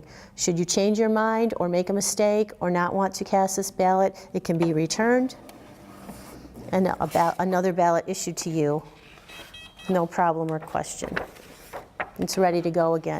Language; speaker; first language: English; native; English